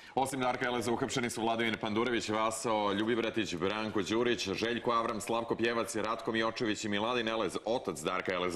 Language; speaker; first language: Serbian; native; Serbian